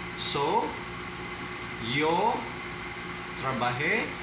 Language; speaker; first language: Spanish; non-native, fluent; Filipino